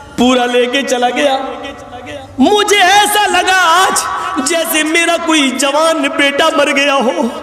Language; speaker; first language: Urdu; native; Urdu